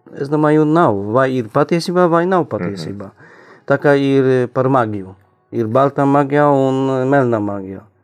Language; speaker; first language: Latvian; non-native, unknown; Polish